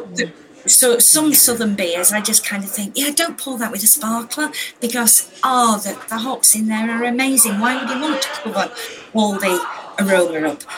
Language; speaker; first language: English; native; English